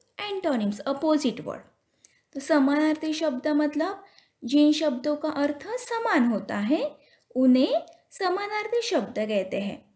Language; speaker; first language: Hindi; non-native, local second language; Marathi